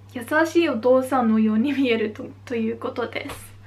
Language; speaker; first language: Japanese; non-native, fluent; Dutch